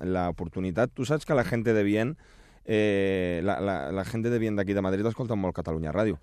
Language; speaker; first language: Catalan; early bilingual, other home language; Spanish